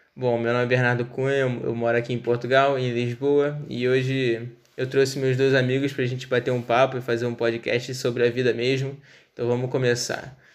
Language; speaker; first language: Portuguese; native; Portuguese